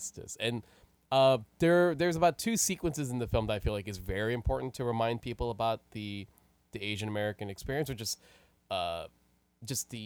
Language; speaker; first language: English; native; English